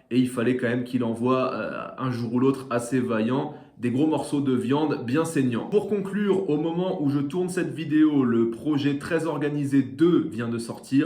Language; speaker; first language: French; native; French